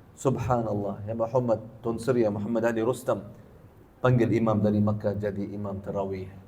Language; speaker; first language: Malay; non-native, learner; Arabic